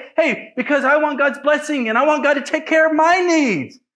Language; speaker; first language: English; native; English